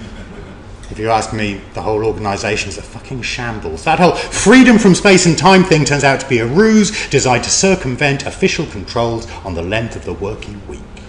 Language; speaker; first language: English; native; English